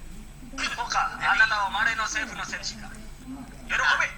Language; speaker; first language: Japanese; non-native, learner; Indonesian